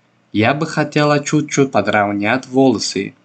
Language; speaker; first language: Russian; non-native, local second language; Tajik